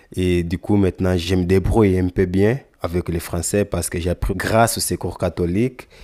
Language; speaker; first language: French; non-native, fluent; Lingala